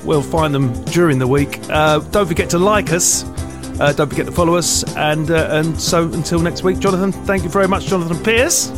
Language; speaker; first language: English; native; English